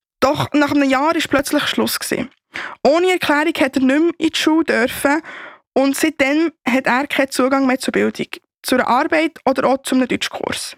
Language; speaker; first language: German; native; German